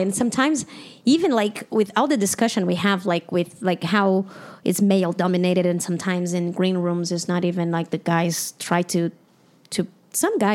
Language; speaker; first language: English; non-native, fluent; Portuguese